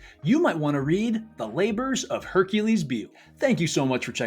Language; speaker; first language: English; native; English